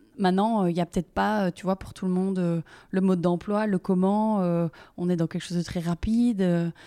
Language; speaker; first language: French; native; French